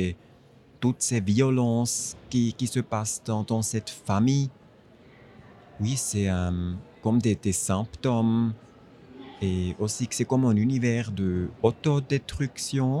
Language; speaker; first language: French; non-native, fluent; German